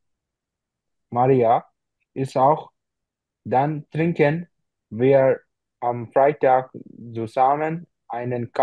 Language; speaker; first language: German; non-native, learner; Bangla